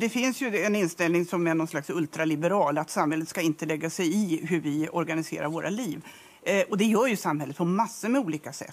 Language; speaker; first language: Swedish; native; Swedish